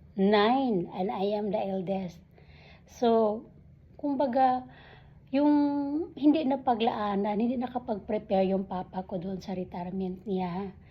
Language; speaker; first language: Filipino; non-native, local second language; Cebuano